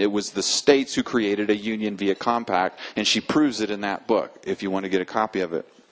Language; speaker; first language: English; native; English